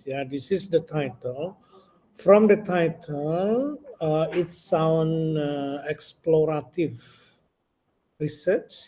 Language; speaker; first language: English; non-native, local second language; Indonesian